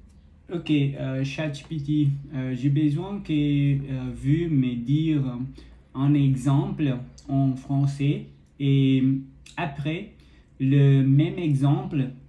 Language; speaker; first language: French; non-native, learner; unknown